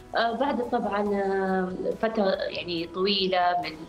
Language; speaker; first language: Arabic; native; Arabic